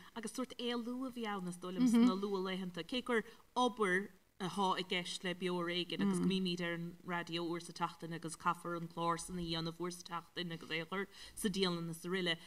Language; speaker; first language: Irish; native; Irish